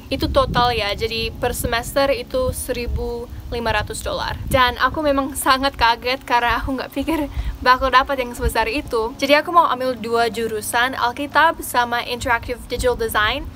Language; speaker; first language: Indonesian; non-native, fluent; English